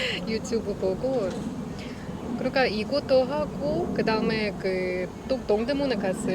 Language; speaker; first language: Korean; non-native, learner; Russian